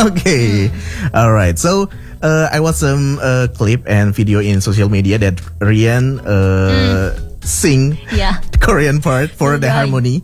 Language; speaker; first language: English; non-native, fluent; Indonesian